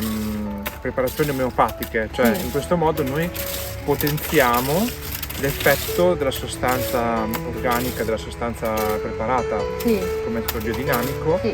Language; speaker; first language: Italian; native; Italian